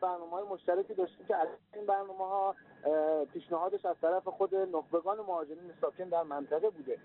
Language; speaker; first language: Persian; native; Persian